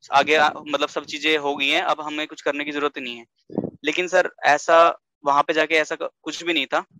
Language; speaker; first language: Hindi; native; Hindi